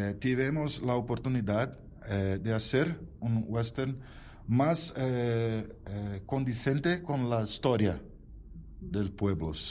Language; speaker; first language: Spanish; non-native, learner; Portuguese